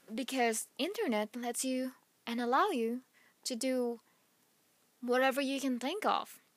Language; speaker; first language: English; non-native, local second language; Filipino